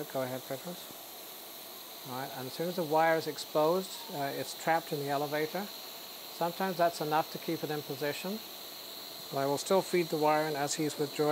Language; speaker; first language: English; native; English